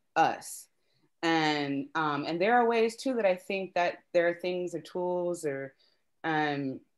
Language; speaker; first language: English; native; English